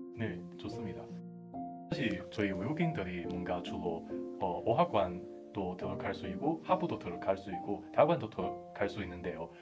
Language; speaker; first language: Korean; non-native, fluent; Chinese